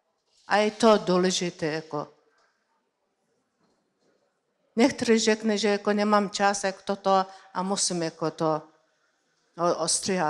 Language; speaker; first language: Czech; non-native, learner; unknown